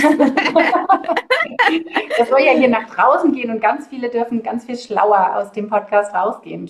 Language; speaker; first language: German; native; German